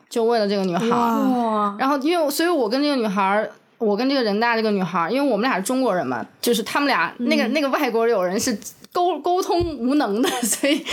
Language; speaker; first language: Chinese; native; Chinese